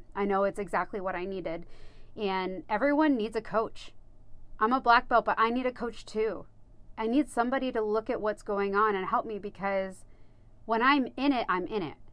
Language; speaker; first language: English; native; English